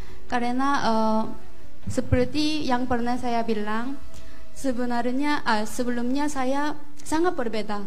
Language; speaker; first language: Indonesian; non-native, learner; Korean